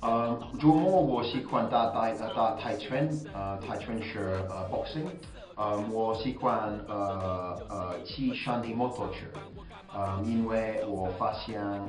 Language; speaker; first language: Chinese; non-native, learner; English